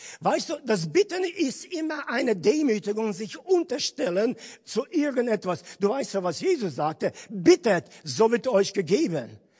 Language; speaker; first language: German; non-native, fluent; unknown